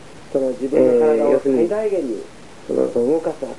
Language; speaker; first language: Japanese; native; Japanese